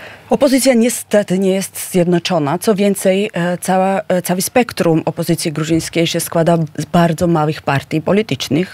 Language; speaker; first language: Polish; non-native, fluent; Georgian